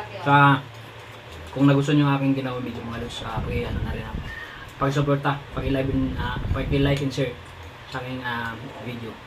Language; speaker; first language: Filipino; non-native, local second language; Cebuano